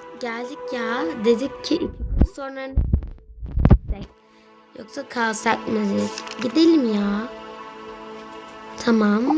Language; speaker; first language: Turkish; native; Turkish